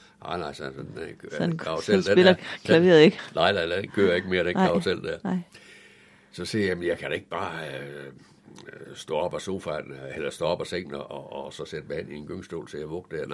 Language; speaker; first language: Danish; native; Danish